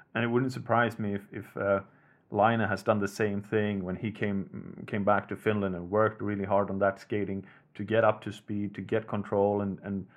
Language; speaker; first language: English; non-native, fluent; Swedish